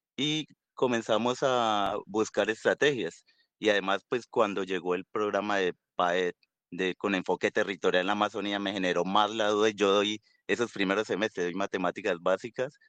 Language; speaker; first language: Spanish; native; Spanish